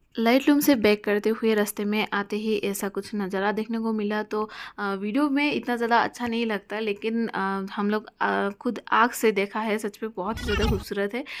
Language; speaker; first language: Hindi; non-native, local second language; Bangla